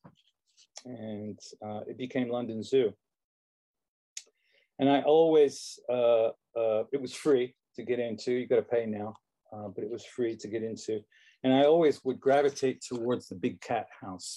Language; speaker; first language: English; native; English